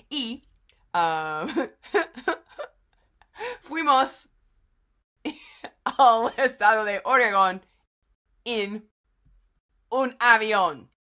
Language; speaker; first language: Spanish; non-native, fluent; English